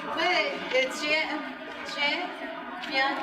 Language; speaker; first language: French; non-native, learner; Spanish